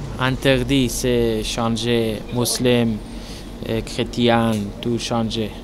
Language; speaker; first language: French; non-native, learner; Persian